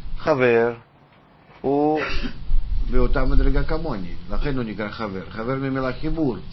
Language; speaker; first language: Hebrew; non-native, fluent; Russian